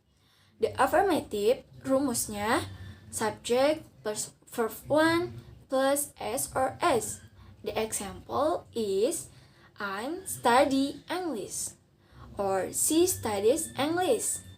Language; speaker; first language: English; non-native, learner; Indonesian